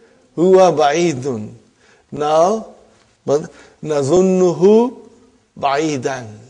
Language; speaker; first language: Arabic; non-native, fluent; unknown